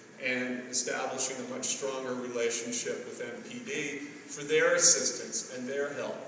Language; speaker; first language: English; native; English